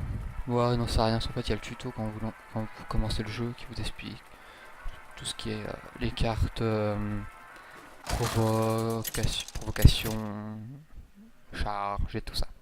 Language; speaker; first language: French; native; French